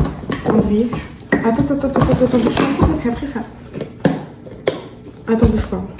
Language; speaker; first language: French; native; French